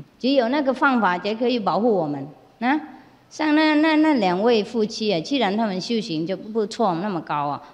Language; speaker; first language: Chinese; non-native, fluent; Vietnamese